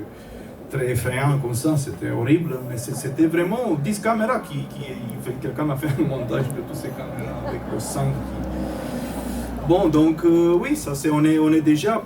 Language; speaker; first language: French; non-native, fluent; Romanian